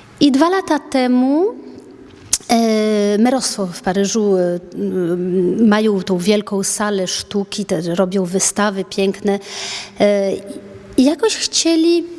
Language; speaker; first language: Polish; early bilingual, heritage; French